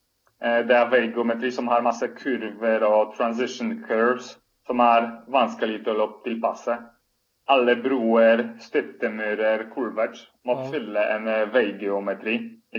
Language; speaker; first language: Swedish; non-native, fluent; Polish